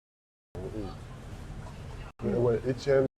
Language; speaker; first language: Chinese; non-native, learner; French